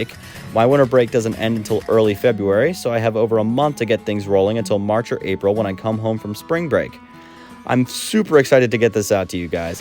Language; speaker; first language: English; native; English